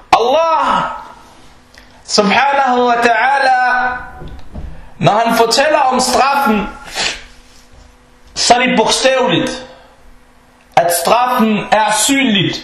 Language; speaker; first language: Danish; early bilingual, other home language; Arabic